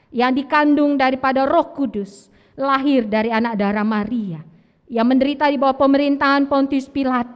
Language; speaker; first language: Indonesian; native; Indonesian